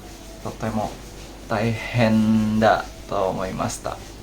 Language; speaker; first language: Japanese; non-native, learner; Indonesian